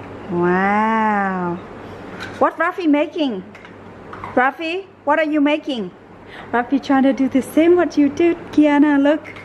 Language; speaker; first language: English; non-native, fluent; Vietnamese